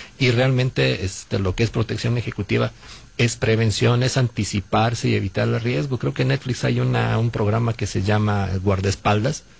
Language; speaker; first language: Spanish; non-native, fluent; Serbian